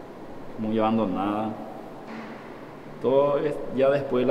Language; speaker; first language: Spanish; native; Spanish